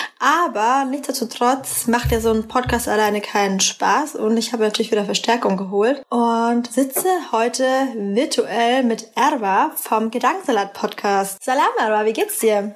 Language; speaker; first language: German; early bilingual, other home language; Persian